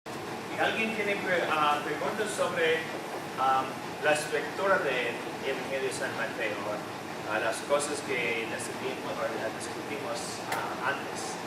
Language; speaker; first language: Spanish; non-native, fluent; English